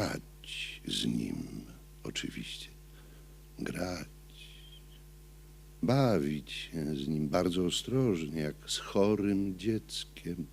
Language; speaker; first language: Polish; native; Polish